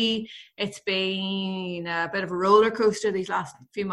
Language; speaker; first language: English; native; English